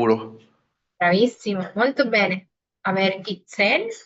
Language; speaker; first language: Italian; non-native, fluent; Spanish